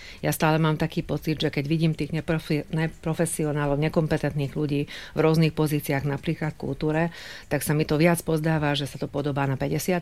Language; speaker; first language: Slovak; non-native, local second language; Hungarian